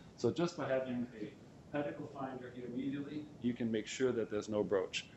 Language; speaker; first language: English; non-native, fluent; German